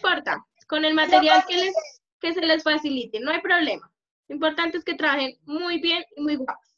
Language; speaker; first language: Spanish; native; Spanish